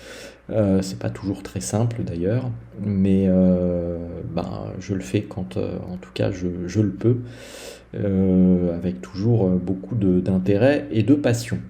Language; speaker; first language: French; native; French